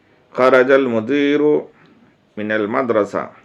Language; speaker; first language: Arabic; non-native, fluent; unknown